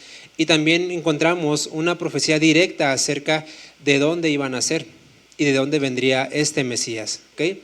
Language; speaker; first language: Spanish; native; Spanish